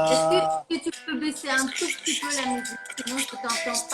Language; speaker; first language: French; non-native, fluent; Russian